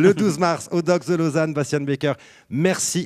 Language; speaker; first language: French; native; French